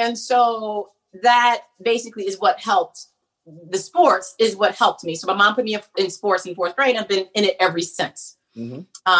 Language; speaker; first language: English; native; English